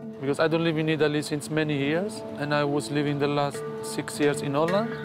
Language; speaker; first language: English; non-native, fluent; Italian